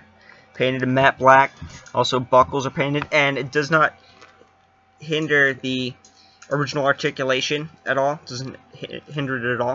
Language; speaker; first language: English; native; English